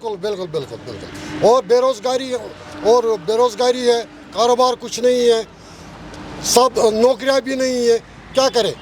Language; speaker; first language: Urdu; non-native, local second language; Kashmiri